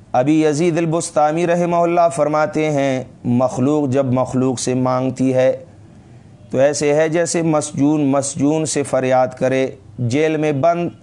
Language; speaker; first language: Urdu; non-native, local second language; Pashto